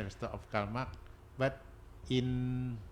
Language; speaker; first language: English; non-native, learner; Indonesian